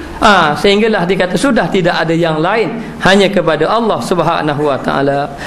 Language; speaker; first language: Malay; native; Malay